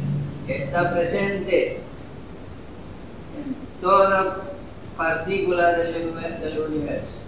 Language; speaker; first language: Spanish; non-native, fluent; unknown